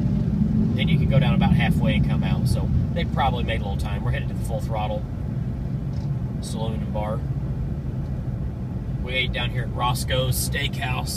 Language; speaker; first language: English; native; English